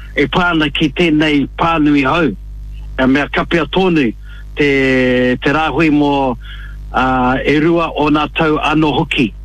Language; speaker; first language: Māori; native; Māori